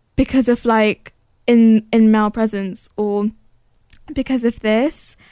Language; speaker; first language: English; early bilingual, other home language; Arabic